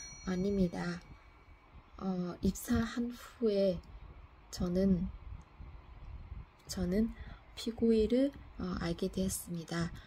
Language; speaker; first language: Korean; non-native, fluent; Vietnamese